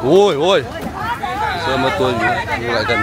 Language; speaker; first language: Chinese; non-native, fluent; Vietnamese